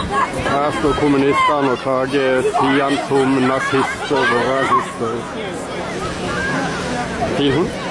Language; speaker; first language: Norwegian; native; Norwegian